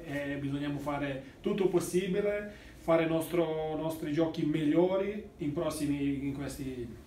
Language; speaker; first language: Italian; non-native, learner; Serbian